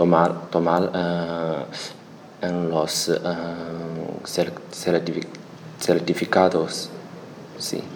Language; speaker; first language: Spanish; non-native, learner; Chinese